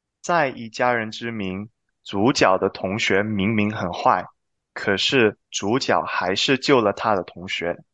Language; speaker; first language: Chinese; non-native, learner; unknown